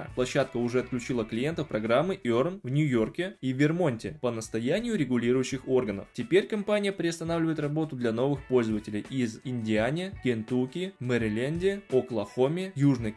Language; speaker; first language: Russian; native; Russian